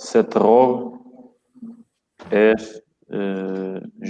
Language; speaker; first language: French; non-native, learner; Portuguese